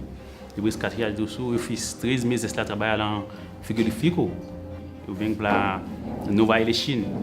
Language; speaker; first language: Portuguese; non-native, learner; Haitian Creole